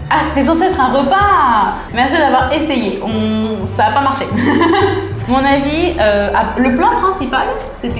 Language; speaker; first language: French; native; French